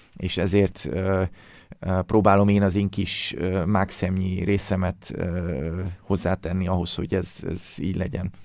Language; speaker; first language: Hungarian; early bilingual, heritage; Hungarian